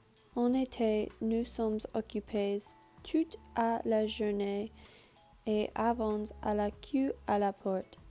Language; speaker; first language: French; non-native, learner; English